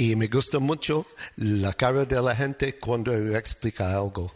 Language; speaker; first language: Spanish; non-native, fluent; English